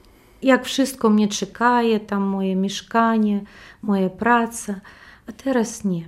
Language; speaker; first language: Polish; non-native, learner; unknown